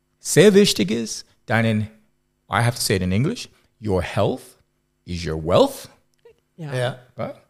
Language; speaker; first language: German; non-native, learner; English